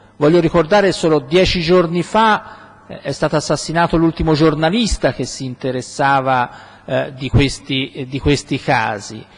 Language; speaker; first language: Italian; native; Italian